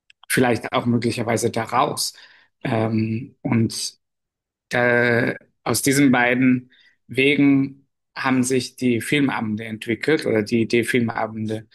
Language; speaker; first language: German; non-native, fluent; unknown